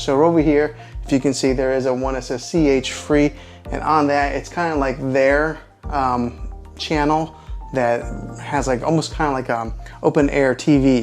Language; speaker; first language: English; native; English